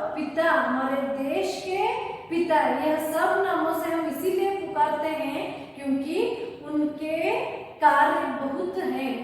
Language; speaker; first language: Hindi; non-native, local second language; Kannada